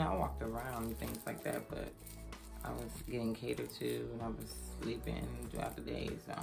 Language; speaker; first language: English; native; English